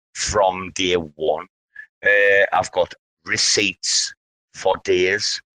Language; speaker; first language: English; native; English